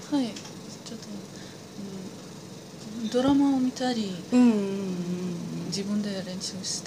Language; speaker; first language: Japanese; non-native, learner; Persian